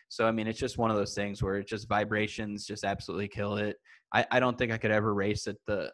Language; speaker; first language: English; native; English